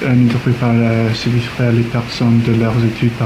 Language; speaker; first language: French; non-native, learner; English